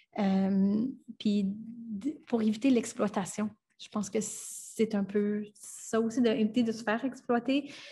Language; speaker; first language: French; non-native, local second language; English